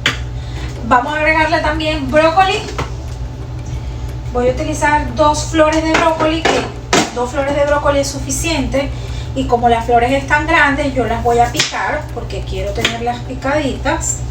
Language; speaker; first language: Spanish; native; Spanish